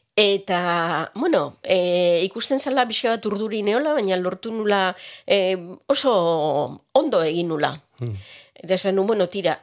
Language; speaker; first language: Basque; native; Basque